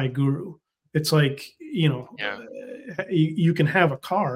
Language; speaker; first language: English; native; English